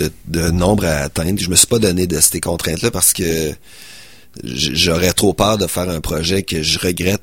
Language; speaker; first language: French; native; French